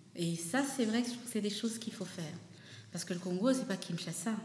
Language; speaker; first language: French; non-native, local second language; Lingala